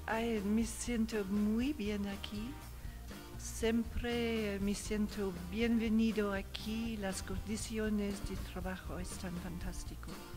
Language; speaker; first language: Spanish; non-native, learner; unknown